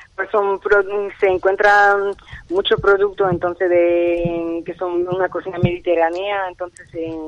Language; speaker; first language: Spanish; non-native, fluent; French